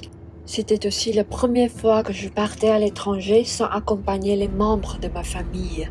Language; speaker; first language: French; non-native, fluent; Vietnamese